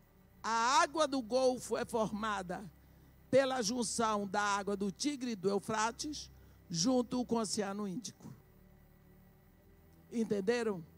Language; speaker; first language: Portuguese; native; Portuguese